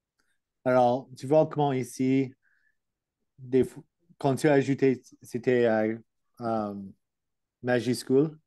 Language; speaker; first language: French; non-native, learner; English